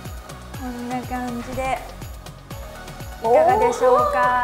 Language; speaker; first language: Japanese; native; Japanese